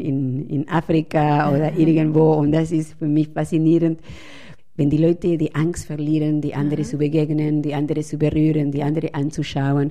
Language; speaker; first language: German; non-native, fluent; Spanish